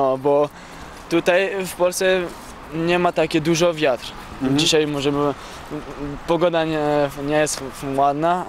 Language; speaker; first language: Polish; early bilingual, heritage; French